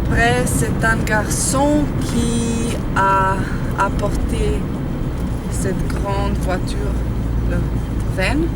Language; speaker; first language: French; non-native, fluent; Slovenian